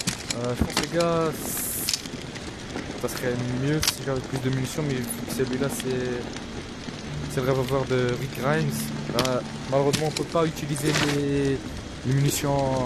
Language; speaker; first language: French; native; French